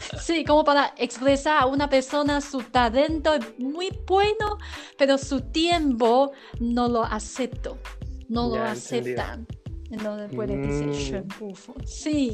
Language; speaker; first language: Spanish; non-native, learner; Chinese